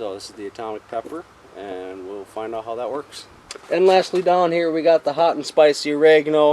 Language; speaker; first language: English; native; English